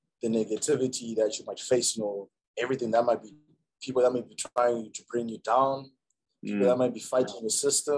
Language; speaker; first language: English; non-native, local second language; Shona